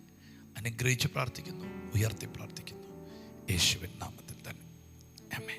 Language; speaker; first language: Malayalam; native; Malayalam